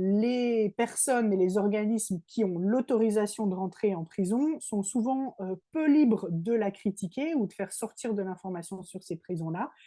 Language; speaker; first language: French; native; French